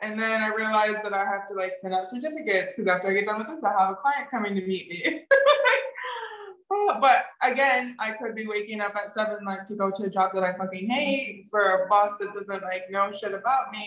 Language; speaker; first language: English; native; English